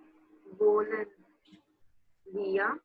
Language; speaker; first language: German; non-native, learner; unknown